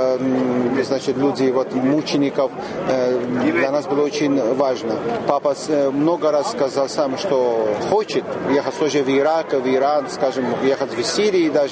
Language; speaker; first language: Russian; non-native, learner; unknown